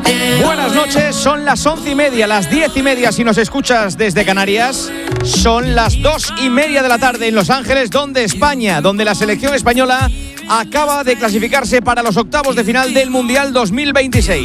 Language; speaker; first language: Spanish; native; Spanish